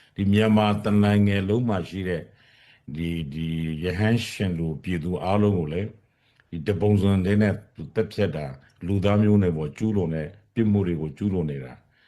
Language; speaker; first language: Burmese; non-native, local second language; Rohingya